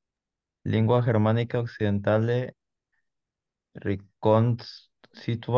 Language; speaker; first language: Italian; non-native, learner; Spanish